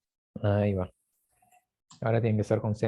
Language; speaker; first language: Spanish; native; Spanish